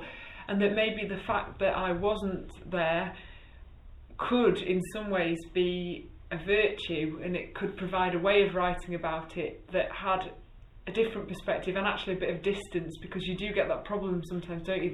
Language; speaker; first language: English; native; English